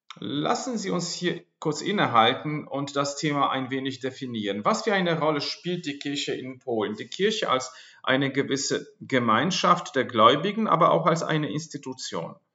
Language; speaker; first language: German; non-native, fluent; Polish